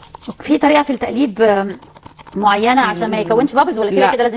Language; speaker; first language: Arabic; native; Arabic